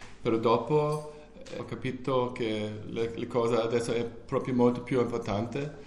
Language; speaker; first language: Italian; non-native, learner; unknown